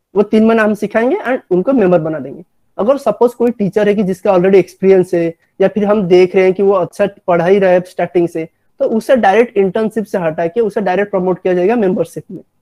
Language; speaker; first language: Hindi; non-native, local second language; Odia